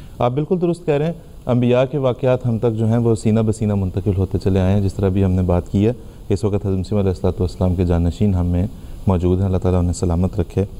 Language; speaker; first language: Urdu; native; Urdu